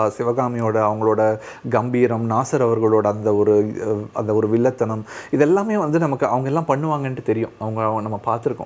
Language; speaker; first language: Tamil; native; Tamil